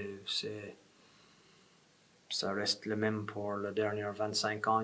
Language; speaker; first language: French; non-native, fluent; English